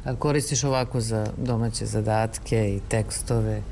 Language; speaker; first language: Serbian; native; Serbian